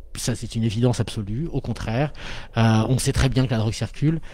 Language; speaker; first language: French; native; French